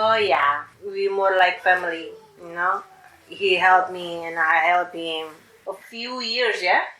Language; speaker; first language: English; non-native, learner; Indonesian